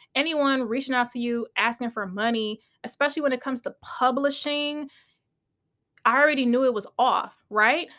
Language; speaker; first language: English; native; English